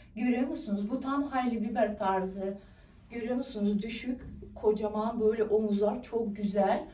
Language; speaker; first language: Turkish; non-native, fluent; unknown